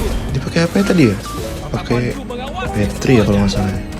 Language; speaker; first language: Indonesian; native; Indonesian